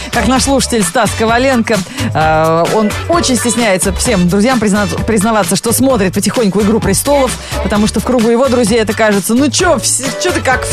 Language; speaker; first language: Russian; native; Russian